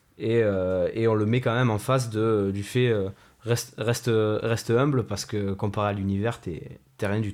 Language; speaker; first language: French; native; French